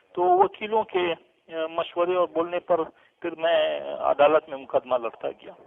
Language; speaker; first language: Urdu; non-native, local second language; Pashto